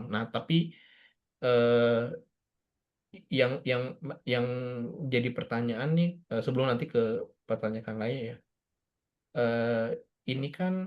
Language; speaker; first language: Indonesian; native; Indonesian